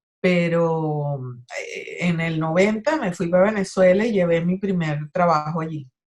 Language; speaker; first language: Spanish; native; Spanish